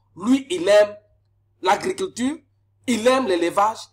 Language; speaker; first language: French; non-native, local second language; Lingala